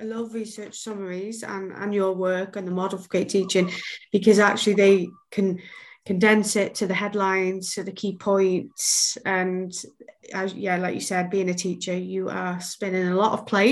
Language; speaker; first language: English; native; English